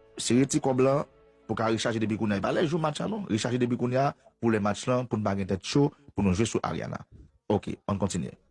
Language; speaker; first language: Haitian Creole; native; Haitian Creole